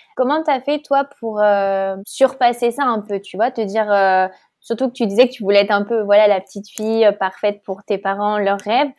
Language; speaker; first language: French; native; French